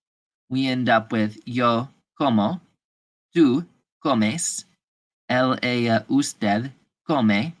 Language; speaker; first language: Spanish; non-native, fluent; English